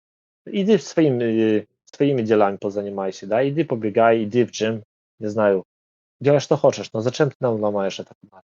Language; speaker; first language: Russian; non-native, learner; Polish